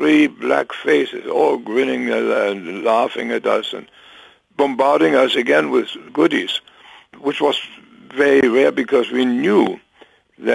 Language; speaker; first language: English; non-native, fluent; German